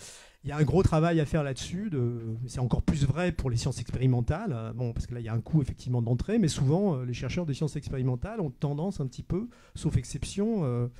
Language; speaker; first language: French; native; French